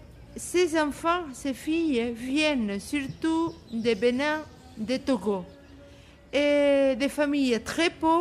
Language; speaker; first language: French; non-native, fluent; Spanish